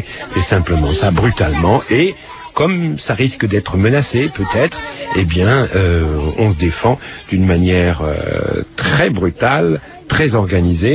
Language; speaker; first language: French; native; French